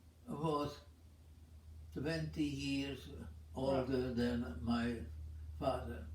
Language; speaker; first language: English; non-native, fluent; Czech